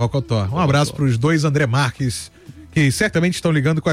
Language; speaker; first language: Portuguese; native; Portuguese